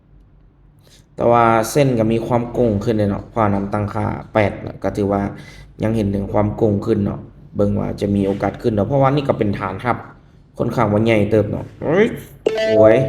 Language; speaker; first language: Thai; non-native, local second language; Northeastern Thai